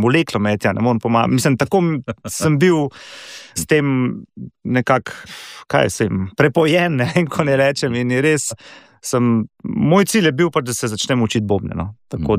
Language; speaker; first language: Slovenian; native; Slovenian